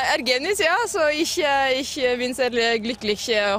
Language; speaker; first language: German; non-native, learner; Norwegian